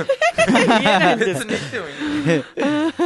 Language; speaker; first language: Japanese; native; Japanese